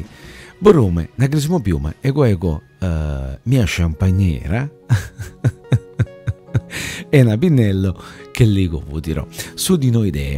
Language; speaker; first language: Greek; non-native, learner; Italian